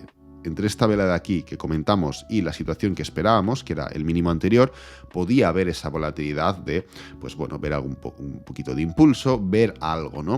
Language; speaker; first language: Spanish; native; Spanish